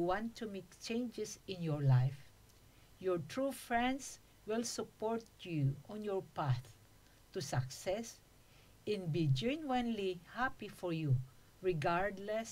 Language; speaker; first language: Filipino; non-native, local second language; Waray